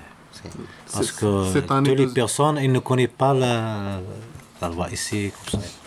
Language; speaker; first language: French; non-native, learner; Arabic